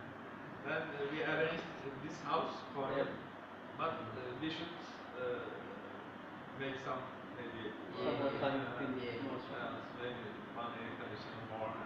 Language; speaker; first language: English; non-native, fluent; Turkish